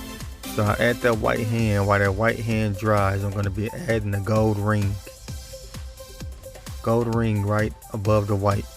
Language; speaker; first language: English; native; English